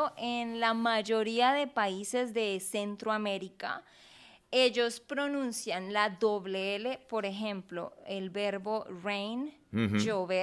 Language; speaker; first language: Spanish; native; Spanish